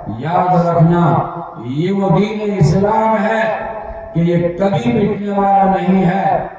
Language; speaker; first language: Urdu; non-native, local second language; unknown